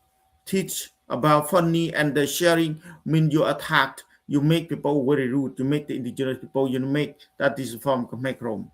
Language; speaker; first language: English; non-native, learner; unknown